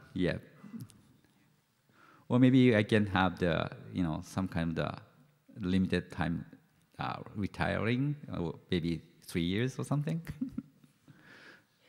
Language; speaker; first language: English; non-native, fluent; Japanese